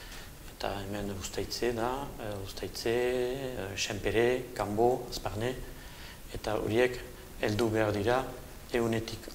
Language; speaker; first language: Basque; native; Basque